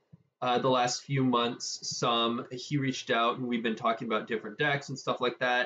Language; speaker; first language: English; native; English